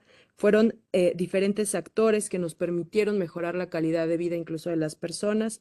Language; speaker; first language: Spanish; native; Spanish